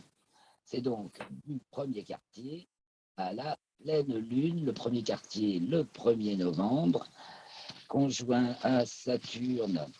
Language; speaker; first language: French; native; French